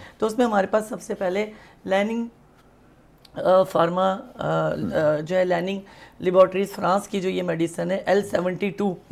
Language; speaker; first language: Urdu; native; Urdu